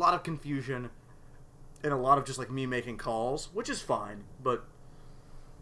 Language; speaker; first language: English; native; English